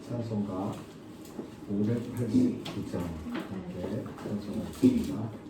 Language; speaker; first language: Korean; native; Korean